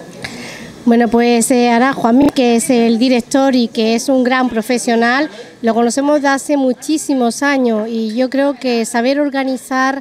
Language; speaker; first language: Spanish; native; Spanish